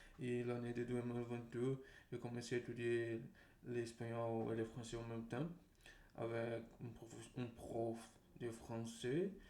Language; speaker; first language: French; non-native, learner; Portuguese